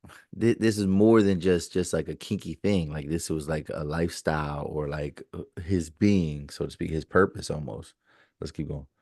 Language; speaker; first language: English; native; English